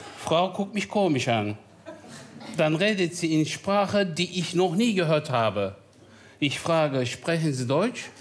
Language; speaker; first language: German; non-native, fluent; Turkish